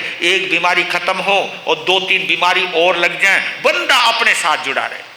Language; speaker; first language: Hindi; native; Hindi